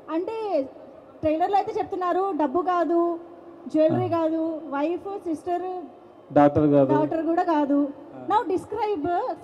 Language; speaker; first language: Telugu; native; Telugu